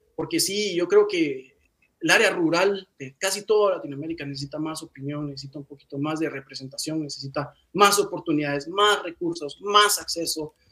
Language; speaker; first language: Spanish; native; Spanish